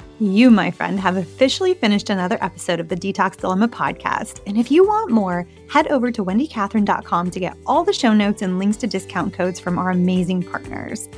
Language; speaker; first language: English; native; English